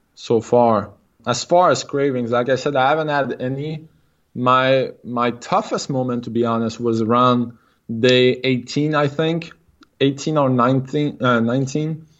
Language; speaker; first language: English; non-native, fluent; French